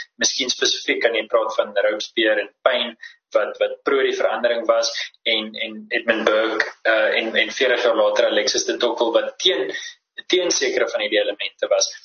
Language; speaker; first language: Afrikaans; native; Afrikaans